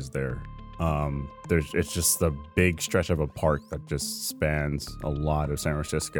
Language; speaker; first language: English; native; English